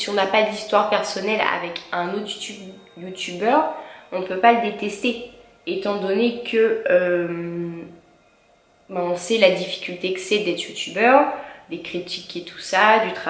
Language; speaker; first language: French; native; French